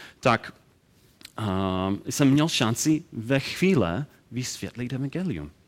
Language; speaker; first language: Czech; non-native, learner; English